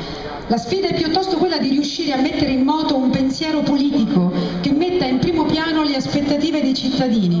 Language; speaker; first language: Italian; native; Italian